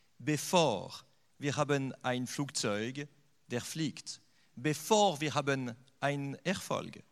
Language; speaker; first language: German; non-native, fluent; French